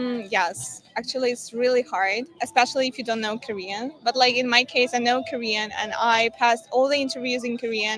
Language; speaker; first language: English; non-native, learner; Ukrainian